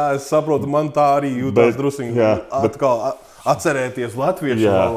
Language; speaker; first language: Latvian; early bilingual, heritage; English